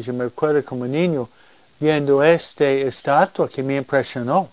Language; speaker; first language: Spanish; non-native, fluent; English